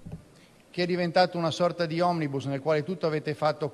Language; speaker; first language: Italian; native; Italian